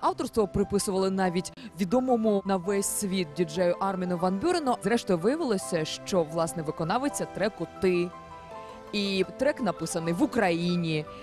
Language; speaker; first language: Ukrainian; native; Ukrainian